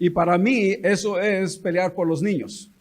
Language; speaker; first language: Spanish; native; Spanish